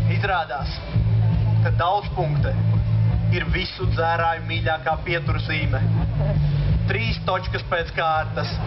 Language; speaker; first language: Latvian; non-native, local second language; Russian